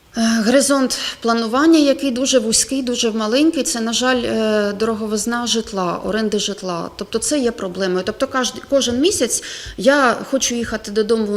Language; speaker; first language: Ukrainian; non-native, local second language; Russian